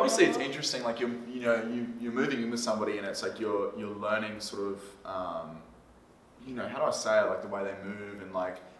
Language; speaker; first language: English; native; English